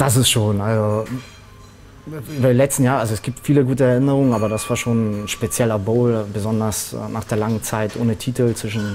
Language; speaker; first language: German; native; German